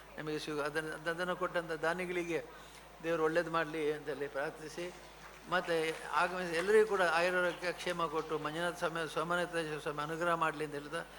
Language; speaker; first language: Kannada; non-native, local second language; Tulu